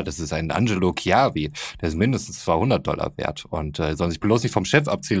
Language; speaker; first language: German; native; German